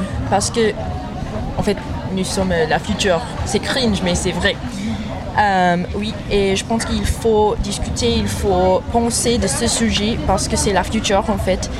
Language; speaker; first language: French; non-native, learner; English